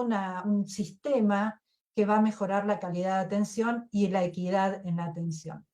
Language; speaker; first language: Spanish; native; Spanish